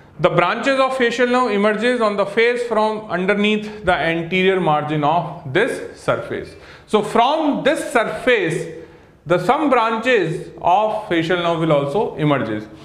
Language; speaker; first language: English; non-native, local second language; Hindi